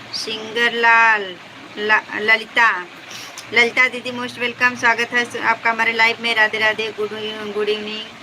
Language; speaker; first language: Hindi; native; Hindi